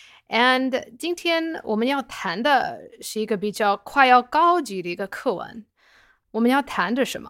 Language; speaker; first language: Chinese; non-native, fluent; English